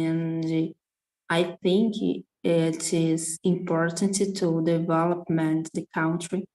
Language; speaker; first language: English; non-native, learner; Portuguese